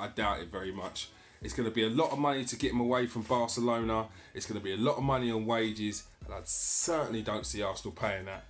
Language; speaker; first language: English; native; English